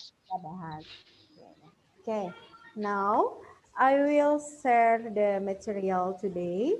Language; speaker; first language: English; non-native, fluent; Indonesian